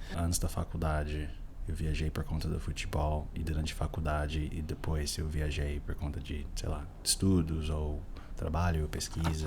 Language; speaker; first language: Portuguese; non-native, fluent; English